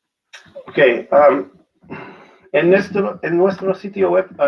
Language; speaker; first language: Spanish; non-native, learner; English